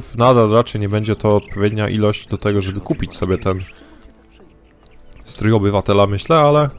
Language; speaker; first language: Polish; native; Polish